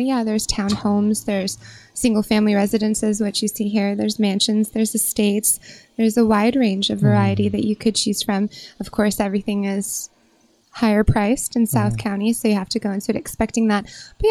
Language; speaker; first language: English; native; English